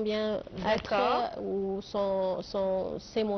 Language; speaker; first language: French; non-native, fluent; Arabic